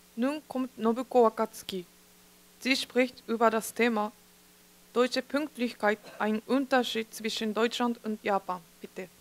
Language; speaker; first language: German; non-native, fluent; Japanese